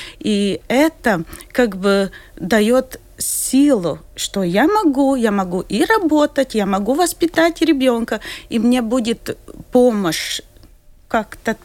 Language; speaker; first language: Russian; non-native, local second language; Latvian